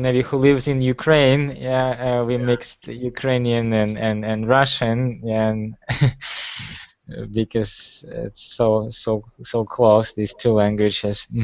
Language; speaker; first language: English; non-native, fluent; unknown